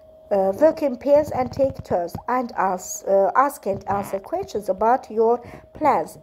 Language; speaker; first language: English; non-native, fluent; Azerbaijani